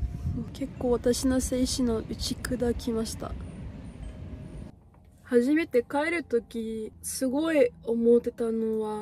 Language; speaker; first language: Japanese; non-native, fluent; English